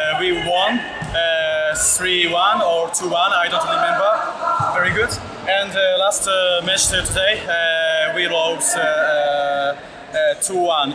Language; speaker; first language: English; non-native, learner; Polish